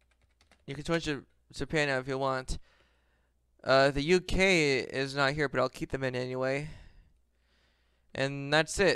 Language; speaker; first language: English; native; English